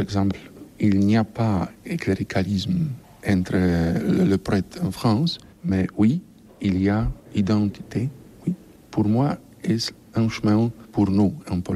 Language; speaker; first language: French; non-native, learner; Polish